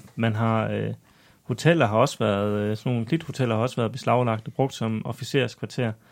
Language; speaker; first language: Danish; native; Danish